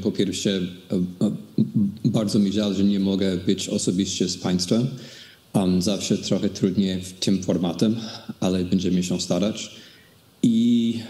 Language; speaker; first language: Polish; non-native, fluent; English